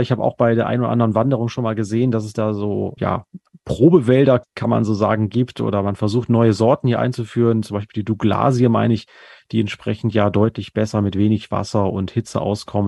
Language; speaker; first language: German; native; German